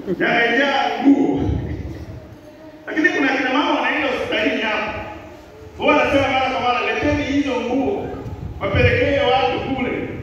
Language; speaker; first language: Swahili; native; Swahili